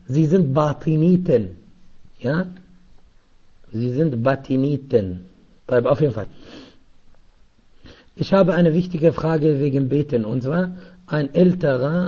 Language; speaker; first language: German; non-native, fluent; Arabic